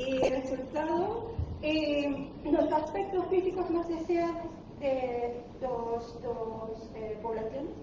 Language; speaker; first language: Spanish; non-native, learner; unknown